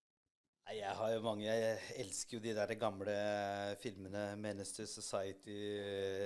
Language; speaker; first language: Norwegian; early bilingual, other home language; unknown